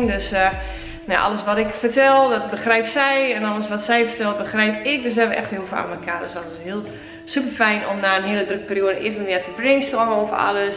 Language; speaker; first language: Dutch; native; Dutch